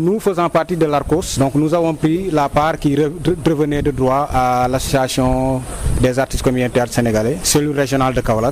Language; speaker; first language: French; non-native, local second language; Wolof